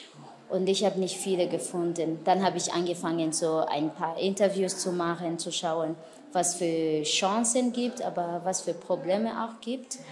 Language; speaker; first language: German; non-native, fluent; Kinyarwanda